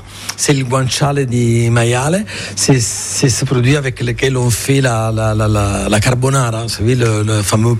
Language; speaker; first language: French; non-native, fluent; Italian